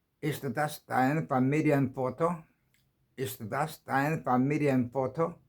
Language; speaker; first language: German; non-native, learner; Korean